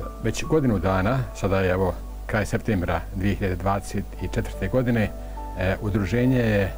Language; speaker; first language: Croatian; native; Croatian